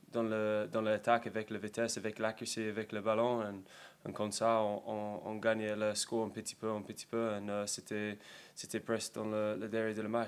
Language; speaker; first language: French; non-native, learner; English